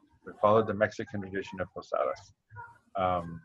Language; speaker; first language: English; native; English